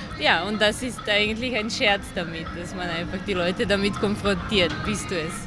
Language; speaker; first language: German; non-native, fluent; Serbian